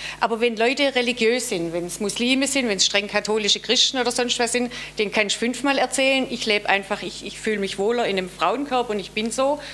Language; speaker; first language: German; native; German